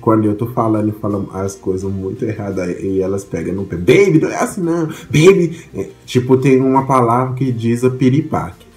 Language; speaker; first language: Portuguese; non-native, fluent; Haitian Creole